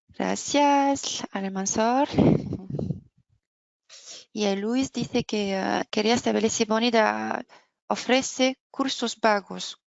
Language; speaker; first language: Spanish; non-native, fluent; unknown